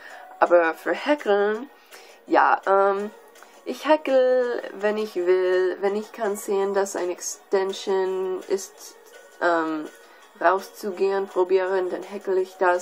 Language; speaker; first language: German; non-native, learner; English